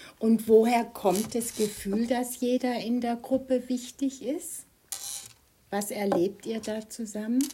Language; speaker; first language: German; native; German